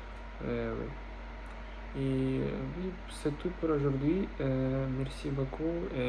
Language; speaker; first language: French; non-native, learner; Russian